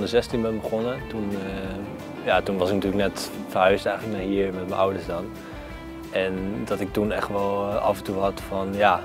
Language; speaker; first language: Dutch; native; Dutch